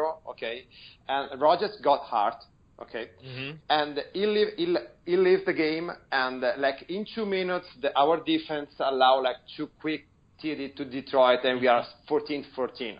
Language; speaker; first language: English; non-native, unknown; Italian